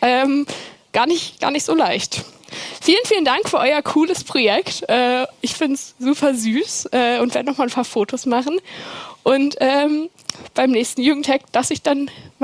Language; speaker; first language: German; native; German